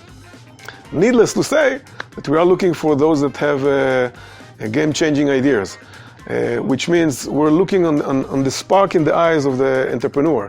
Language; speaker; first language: English; non-native, fluent; Hebrew